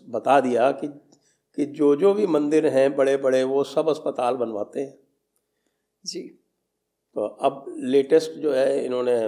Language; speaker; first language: Hindi; native; Hindi